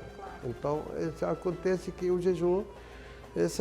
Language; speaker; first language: Portuguese; non-native, fluent; Arabic